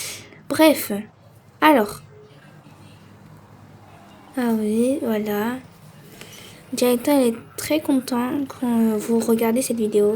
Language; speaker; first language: French; native; French